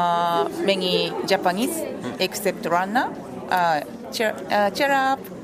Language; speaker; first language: English; non-native, learner; Japanese